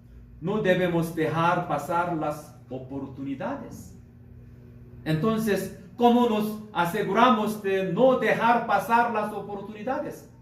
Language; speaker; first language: Spanish; non-native, learner; Korean